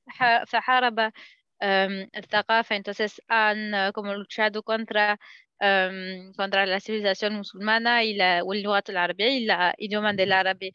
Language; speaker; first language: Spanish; non-native, learner; Arabic